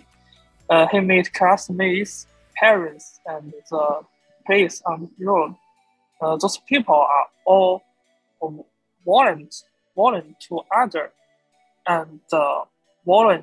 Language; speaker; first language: English; non-native, learner; Chinese